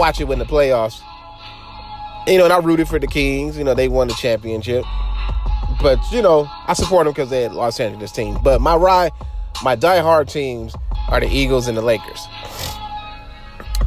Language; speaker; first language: English; native; English